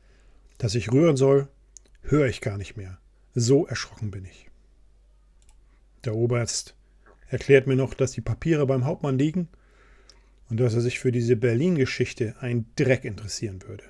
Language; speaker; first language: German; native; German